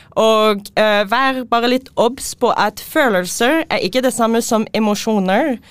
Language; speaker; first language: Norwegian; non-native, fluent; French